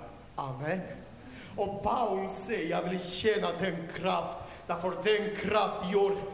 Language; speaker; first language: Swedish; non-native, learner; Romanian